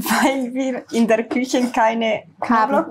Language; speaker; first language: German; non-native, learner; Italian